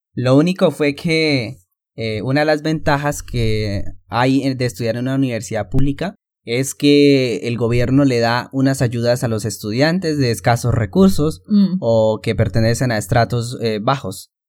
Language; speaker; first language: Spanish; native; Spanish